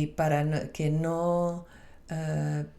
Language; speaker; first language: Spanish; non-native, fluent; Dutch